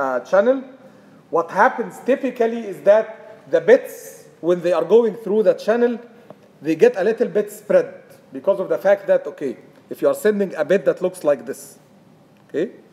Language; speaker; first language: English; non-native, fluent; Arabic